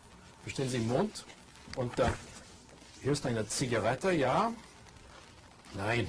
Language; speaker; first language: German; non-native, fluent; English